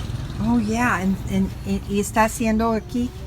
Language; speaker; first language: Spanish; non-native, learner; English